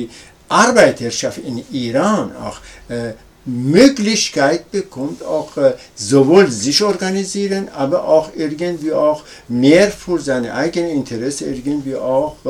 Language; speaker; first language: German; non-native, learner; Persian